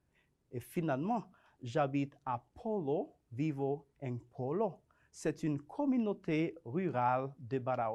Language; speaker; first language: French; non-native, fluent; Spanish